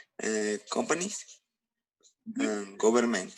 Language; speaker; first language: English; non-native, learner; Spanish